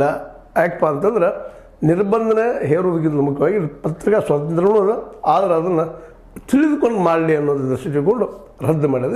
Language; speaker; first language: Kannada; native; Kannada